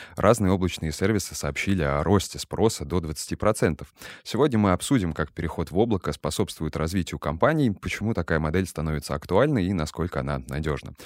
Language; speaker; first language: Russian; native; Russian